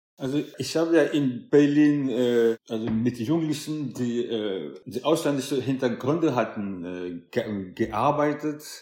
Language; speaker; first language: German; non-native, fluent; French